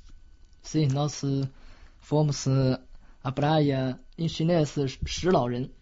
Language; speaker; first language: Portuguese; non-native, fluent; Chinese